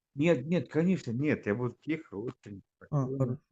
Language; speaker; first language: Russian; native; Russian